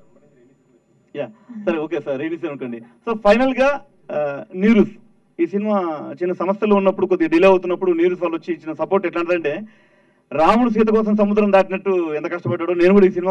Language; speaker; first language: Telugu; native; Telugu